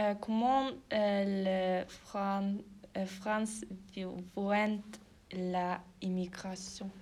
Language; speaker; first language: French; non-native, learner; Norwegian